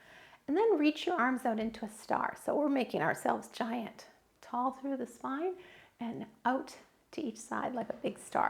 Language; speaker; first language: English; native; English